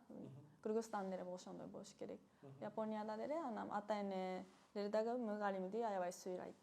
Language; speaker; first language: Kyrgyz; non-native, fluent; Japanese